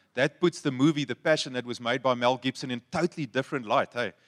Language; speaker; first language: English; non-native, local second language; Afrikaans